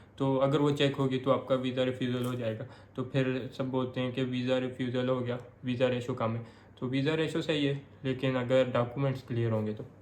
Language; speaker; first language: Urdu; non-native, local second language; Pashto